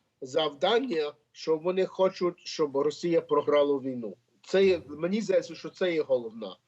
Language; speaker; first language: Ukrainian; early bilingual, heritage; Ukrainian